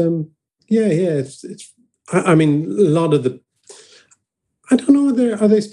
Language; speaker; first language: English; native; English